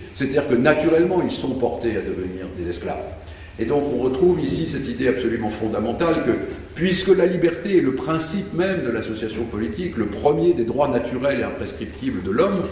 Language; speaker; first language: French; native; French